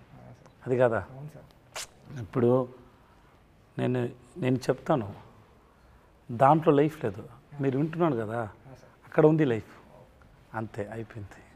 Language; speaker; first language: Telugu; non-native, learner; Tamil